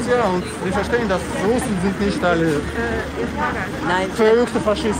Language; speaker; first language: German; non-native, fluent; Russian